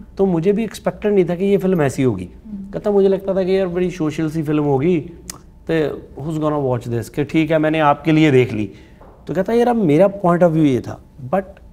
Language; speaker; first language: Hindi; non-native, local second language; Punjabi